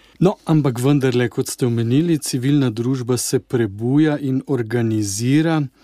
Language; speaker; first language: Slovenian; native; Slovenian